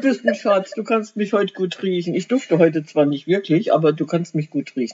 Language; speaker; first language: German; native; German